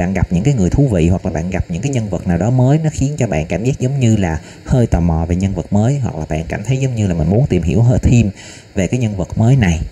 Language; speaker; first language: Vietnamese; native; Vietnamese